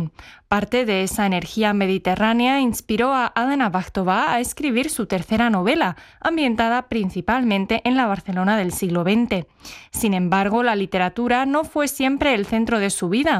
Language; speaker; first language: Spanish; non-native, fluent; Czech